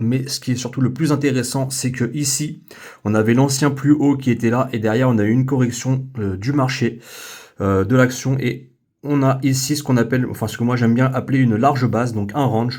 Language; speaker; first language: French; native; French